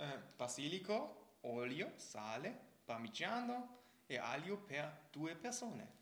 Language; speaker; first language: Italian; non-native, learner; German